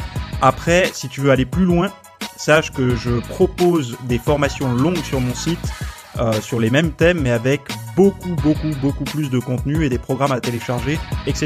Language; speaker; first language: French; native; French